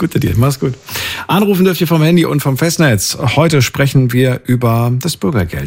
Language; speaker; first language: German; native; German